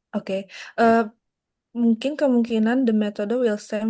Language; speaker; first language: English; non-native, learner; Indonesian